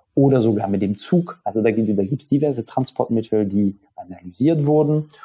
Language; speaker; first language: German; non-native, fluent; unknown